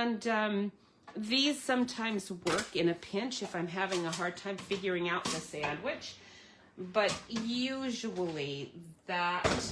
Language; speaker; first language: English; native; English